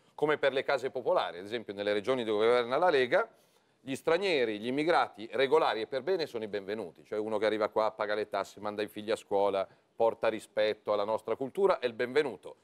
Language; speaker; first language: Italian; native; Italian